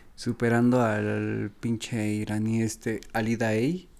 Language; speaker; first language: Spanish; native; Spanish